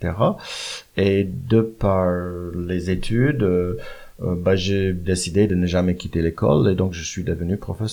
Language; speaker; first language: French; non-native, fluent; English